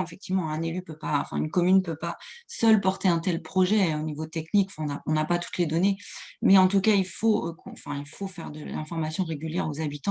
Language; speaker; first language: French; native; French